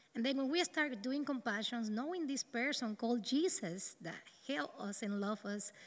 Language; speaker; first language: English; non-native, learner; Spanish